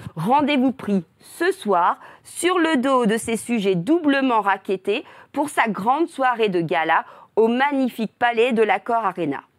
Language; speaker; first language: French; native; French